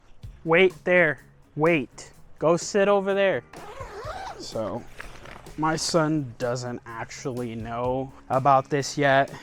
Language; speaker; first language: English; native; English